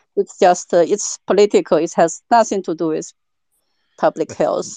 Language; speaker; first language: English; non-native, fluent; Chinese